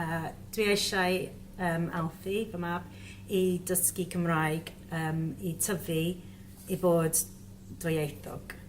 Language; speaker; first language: Welsh; non-native, learner; English